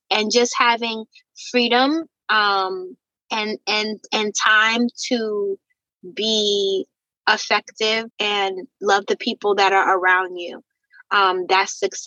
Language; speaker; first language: English; native; English